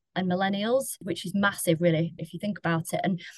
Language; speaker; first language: English; native; English